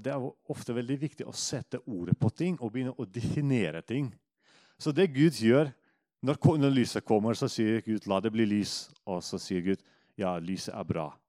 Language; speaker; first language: Norwegian; non-native, fluent; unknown